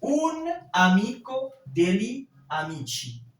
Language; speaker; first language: Italian; non-native, fluent; French